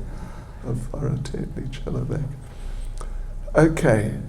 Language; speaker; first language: Russian; non-native, learner; English